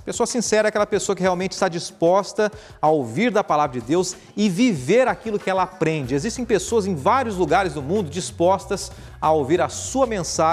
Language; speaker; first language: Portuguese; native; Portuguese